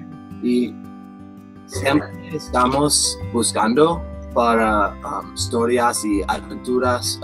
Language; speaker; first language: Spanish; non-native, learner; English